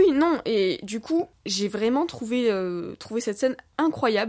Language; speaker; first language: French; native; French